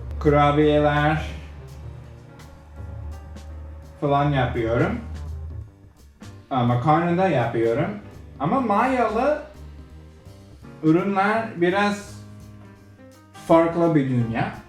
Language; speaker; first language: Turkish; non-native, learner; English